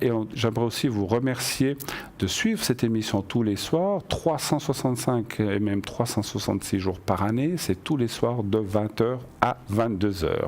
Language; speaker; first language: French; native; French